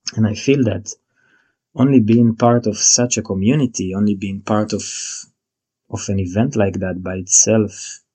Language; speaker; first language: English; non-native, fluent; Hebrew